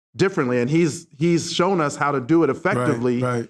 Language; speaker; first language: English; native; English